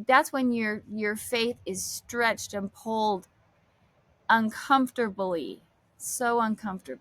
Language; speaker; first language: English; native; English